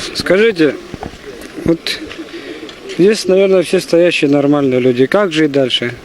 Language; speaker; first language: Russian; non-native, local second language; Abkhazian